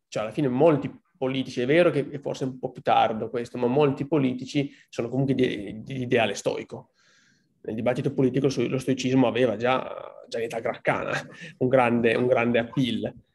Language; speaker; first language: Italian; native; Italian